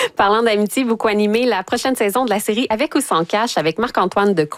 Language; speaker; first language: French; native; French